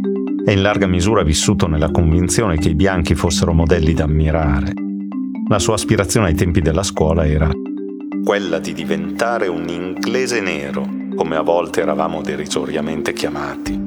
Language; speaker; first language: Italian; native; Italian